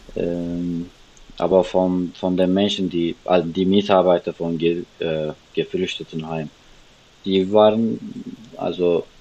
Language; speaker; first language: German; non-native, fluent; Turkish